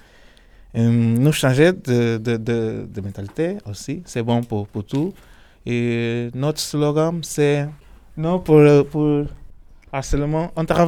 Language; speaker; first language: French; non-native, learner; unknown